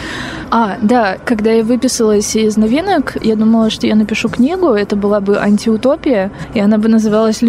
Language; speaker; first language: Russian; native; Russian